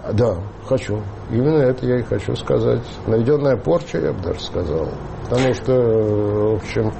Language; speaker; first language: Russian; native; Russian